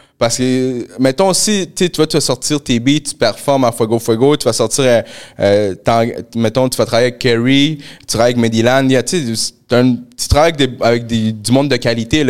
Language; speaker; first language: French; early bilingual, other home language; Spanish